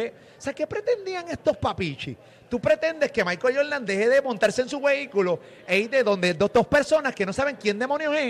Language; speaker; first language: Spanish; native; Spanish